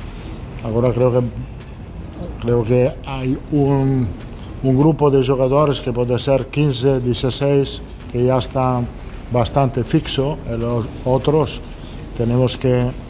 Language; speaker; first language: Portuguese; non-native, learner; Italian